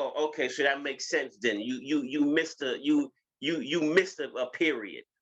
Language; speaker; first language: English; native; English